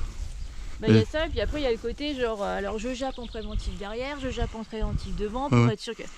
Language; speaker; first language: French; native; French